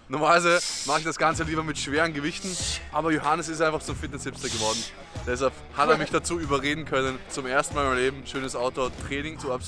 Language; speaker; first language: German; native; German